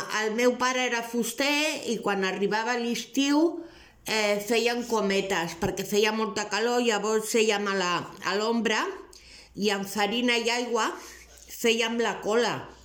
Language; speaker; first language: Catalan; non-native, local second language; Spanish